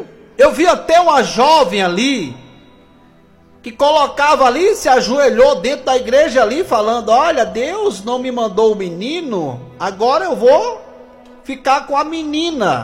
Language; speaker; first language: Portuguese; native; Portuguese